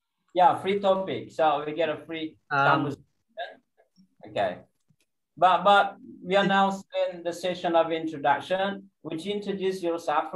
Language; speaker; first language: English; non-native, fluent; Indonesian